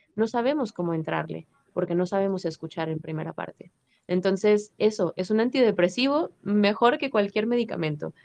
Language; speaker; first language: Spanish; native; Spanish